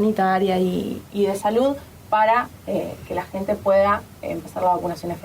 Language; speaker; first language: Spanish; native; Spanish